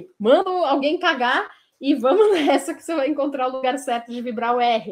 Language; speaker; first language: Portuguese; native; Portuguese